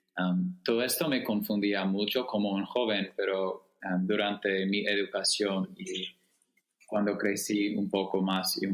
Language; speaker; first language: Spanish; non-native, fluent; English